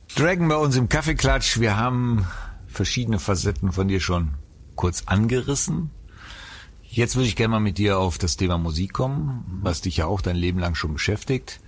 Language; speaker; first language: German; native; German